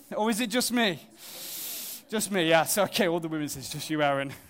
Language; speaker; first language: English; native; English